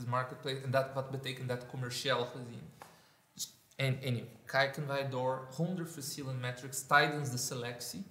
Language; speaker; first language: Dutch; non-native, fluent; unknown